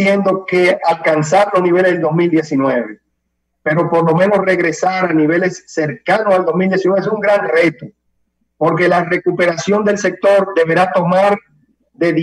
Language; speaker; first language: Spanish; native; Spanish